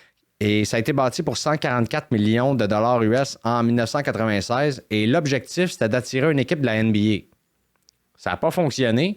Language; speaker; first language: French; native; French